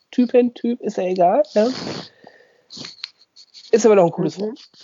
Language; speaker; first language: German; native; German